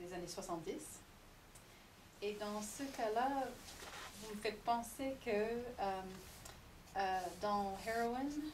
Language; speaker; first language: French; non-native, fluent; English